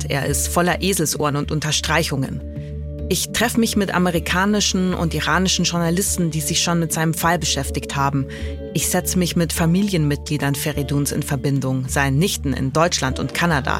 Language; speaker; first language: German; native; German